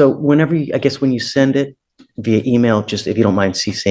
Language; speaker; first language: English; native; English